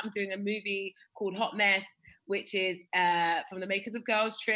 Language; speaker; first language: English; native; English